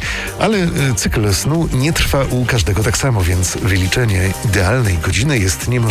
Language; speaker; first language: Polish; native; Polish